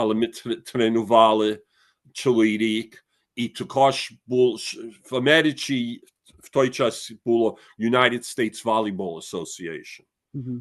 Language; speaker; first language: Ukrainian; early bilingual, heritage; Ukrainian